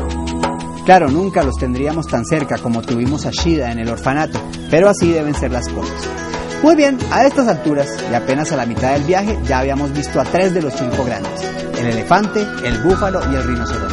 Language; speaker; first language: Spanish; native; Spanish